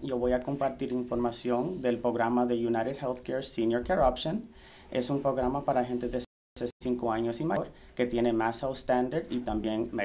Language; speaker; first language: Spanish; early bilingual, heritage; Spanish